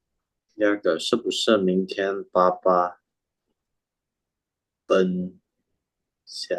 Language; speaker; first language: Chinese; non-native, learner; Indonesian